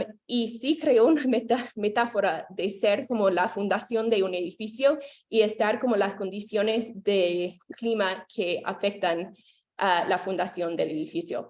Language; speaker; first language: Spanish; non-native, fluent; English